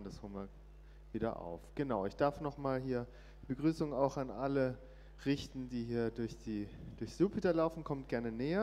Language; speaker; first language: German; native; German